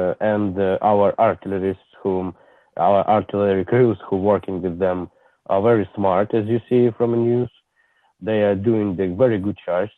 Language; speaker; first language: English; non-native, learner; Ukrainian